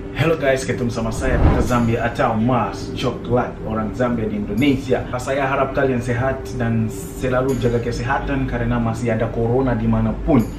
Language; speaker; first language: Indonesian; non-native, fluent; Nyanja